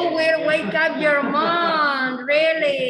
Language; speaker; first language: English; non-native, fluent; Spanish